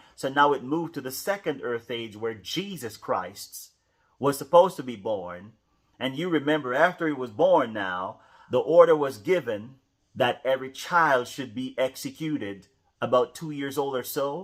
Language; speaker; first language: English; native; English